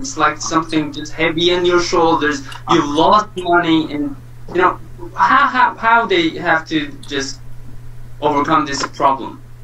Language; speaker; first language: English; non-native, fluent; Persian